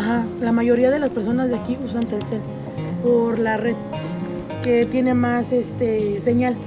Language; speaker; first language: Spanish; native; Spanish